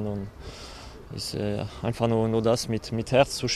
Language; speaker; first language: German; non-native, learner; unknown